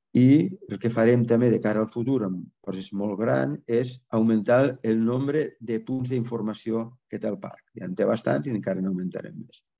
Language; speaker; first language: Catalan; native; Catalan